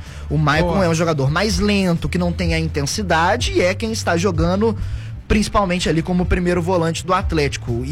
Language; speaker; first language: Portuguese; native; Portuguese